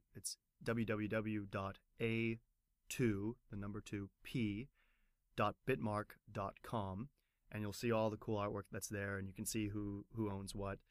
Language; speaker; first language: English; native; English